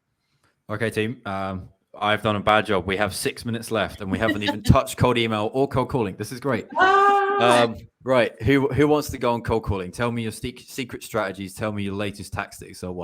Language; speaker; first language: English; native; English